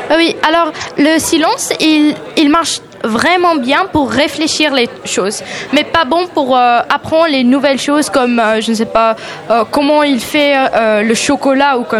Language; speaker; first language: French; non-native, learner; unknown